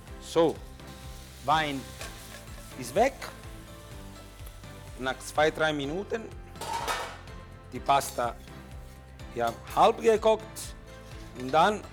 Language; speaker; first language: German; non-native, learner; Italian